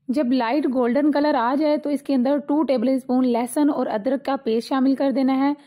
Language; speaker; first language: Hindi; native; Hindi